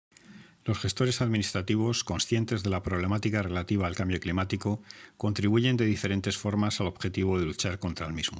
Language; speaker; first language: Spanish; native; Spanish